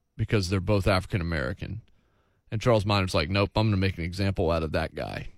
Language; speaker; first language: English; native; English